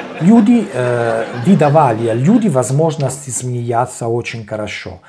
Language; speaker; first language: Russian; non-native, learner; Italian